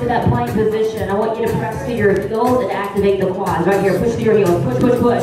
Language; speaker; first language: English; native; English